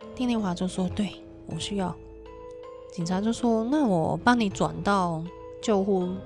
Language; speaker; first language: Chinese; non-native, fluent; Cantonese